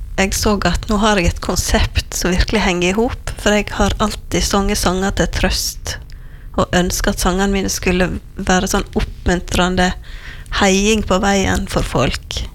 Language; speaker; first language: Norwegian; native; Norwegian